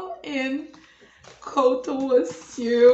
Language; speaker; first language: English; non-native, learner; Portuguese